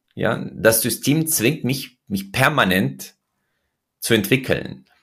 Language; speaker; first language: German; early bilingual, other home language; Russian